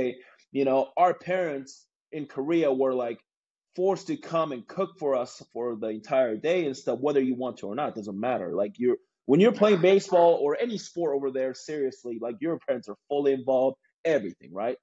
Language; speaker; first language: English; non-native, fluent; Korean